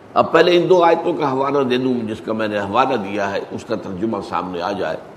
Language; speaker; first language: Urdu; native; Urdu